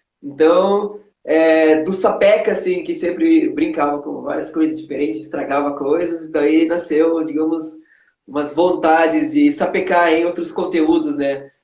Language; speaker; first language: Portuguese; non-native, local second language; Kabuverdianu